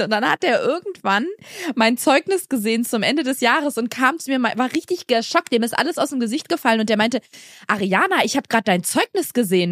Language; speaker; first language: German; native; German